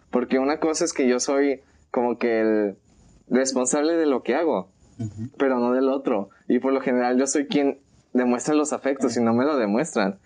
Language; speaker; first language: Spanish; native; Spanish